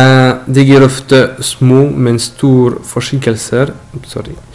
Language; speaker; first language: Norwegian; non-native, learner; French